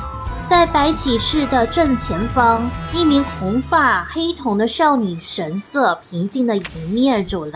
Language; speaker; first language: Chinese; native; Chinese